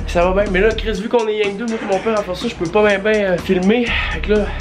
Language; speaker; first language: French; native; French